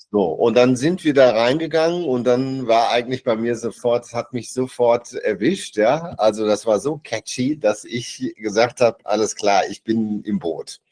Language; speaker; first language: German; native; German